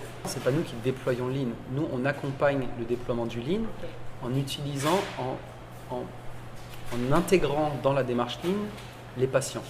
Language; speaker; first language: French; native; French